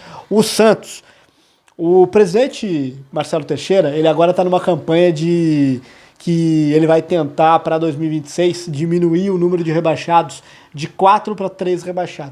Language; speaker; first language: Portuguese; native; Portuguese